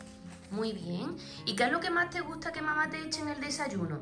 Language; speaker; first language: Spanish; native; Spanish